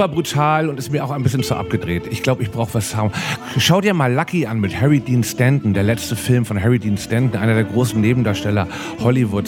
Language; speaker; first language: German; native; German